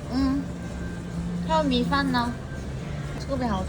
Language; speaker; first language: Chinese; non-native, fluent; Korean